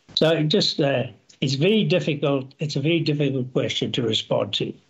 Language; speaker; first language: English; native; English